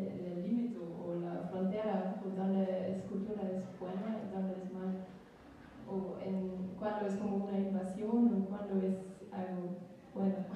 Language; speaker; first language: Spanish; non-native, learner; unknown